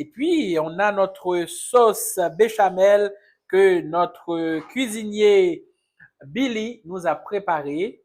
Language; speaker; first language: French; non-native, local second language; Haitian Creole